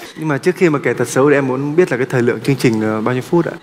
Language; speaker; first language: Vietnamese; native; Vietnamese